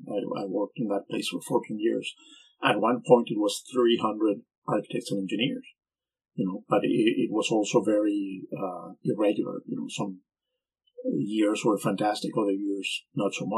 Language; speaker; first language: English; non-native, fluent; Spanish